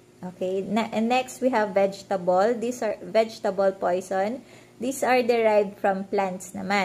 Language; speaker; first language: English; non-native, local second language; Filipino